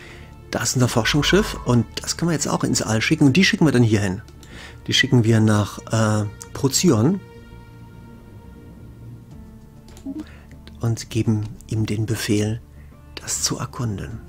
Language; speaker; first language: German; native; German